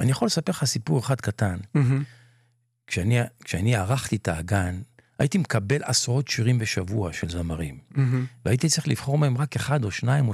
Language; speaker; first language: Hebrew; non-native, local second language; Ladino